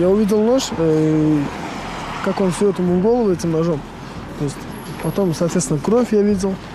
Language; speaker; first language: Russian; native; Russian